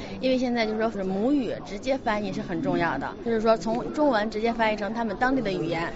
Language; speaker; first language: Chinese; native; Chinese